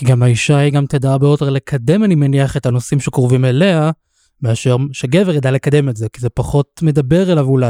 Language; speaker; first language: Hebrew; native; Hebrew